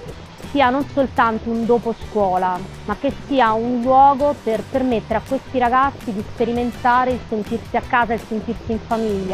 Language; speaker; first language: Italian; native; Italian